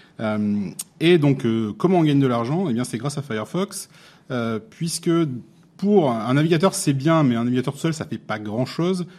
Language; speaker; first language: French; native; French